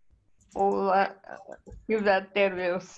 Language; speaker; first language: Finnish; non-native, learner; Russian